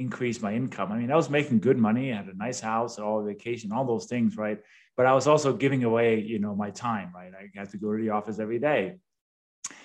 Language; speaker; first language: English; non-native, fluent; Danish